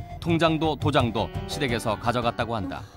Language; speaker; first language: Korean; native; Korean